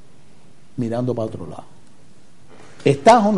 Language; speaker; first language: Spanish; native; Spanish